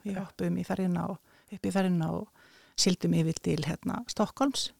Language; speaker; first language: Icelandic; non-native, fluent; Finnish